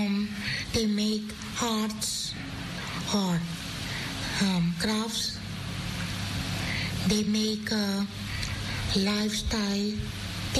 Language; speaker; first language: English; non-native, learner; Dutch